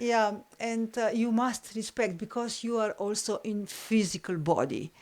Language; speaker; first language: English; non-native, learner; Slovenian